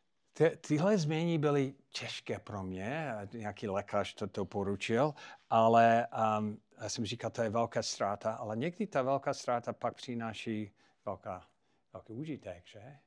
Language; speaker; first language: Czech; non-native, fluent; English